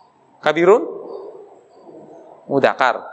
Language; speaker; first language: Arabic; non-native, learner; Indonesian